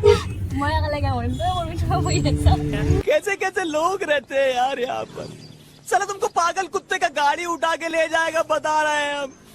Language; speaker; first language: Hindi; non-native, local second language; Assamese